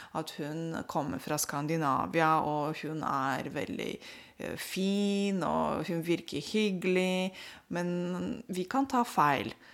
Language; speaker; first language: Norwegian; non-native, fluent; Romanian